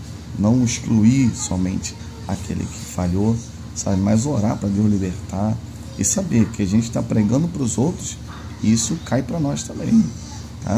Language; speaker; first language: Portuguese; native; Portuguese